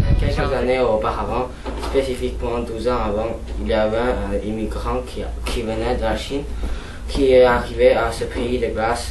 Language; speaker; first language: French; non-native, learner; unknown